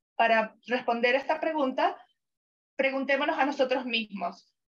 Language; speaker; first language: Spanish; non-native, fluent; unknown